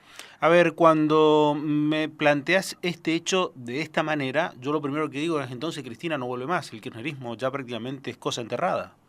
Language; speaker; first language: Spanish; native; Spanish